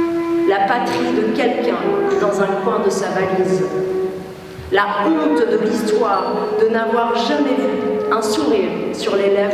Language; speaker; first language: French; native; French